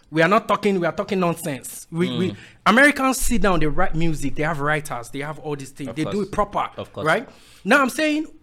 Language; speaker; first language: English; non-native, local second language; Yoruba